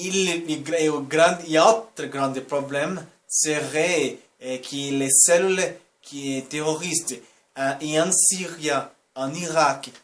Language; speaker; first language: French; non-native, learner; Portuguese